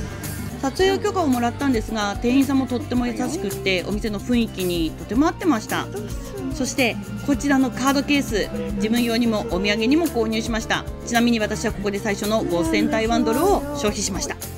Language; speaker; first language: Japanese; native; Japanese